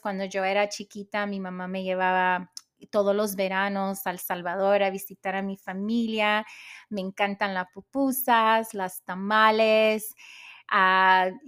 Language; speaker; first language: Spanish; early bilingual, heritage; Spanish